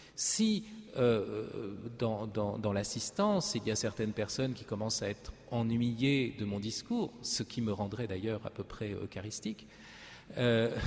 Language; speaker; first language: French; native; French